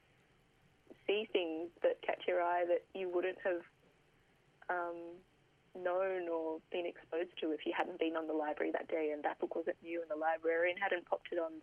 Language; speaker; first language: English; native; English